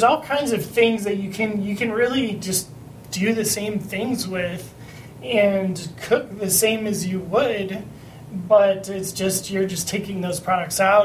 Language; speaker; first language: English; native; English